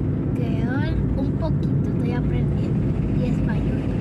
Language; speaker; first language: Spanish; early bilingual, other home language; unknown